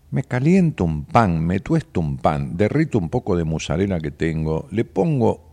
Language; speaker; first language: Spanish; native; Spanish